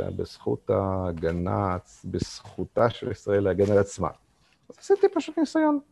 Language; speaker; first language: Hebrew; non-native, fluent; Russian